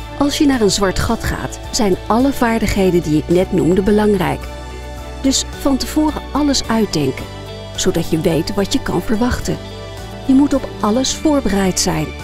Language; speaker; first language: Dutch; non-native, fluent; English